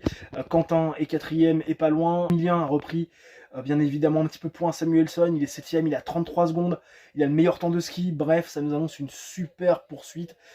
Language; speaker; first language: French; native; French